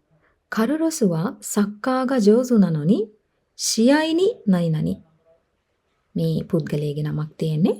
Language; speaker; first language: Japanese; non-native, fluent; Sinhala